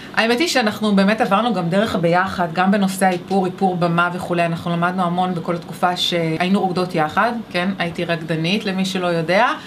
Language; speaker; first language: Hebrew; native; Hebrew